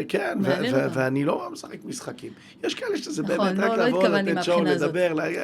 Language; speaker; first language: Hebrew; native; Hebrew